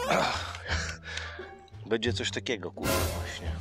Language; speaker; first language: Polish; native; Polish